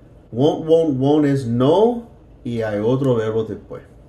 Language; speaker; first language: Spanish; non-native, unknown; English